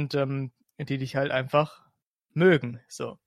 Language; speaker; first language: German; early bilingual, other home language; Slovak